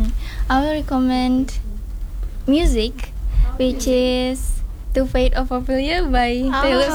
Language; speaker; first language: English; non-native, learner; Indonesian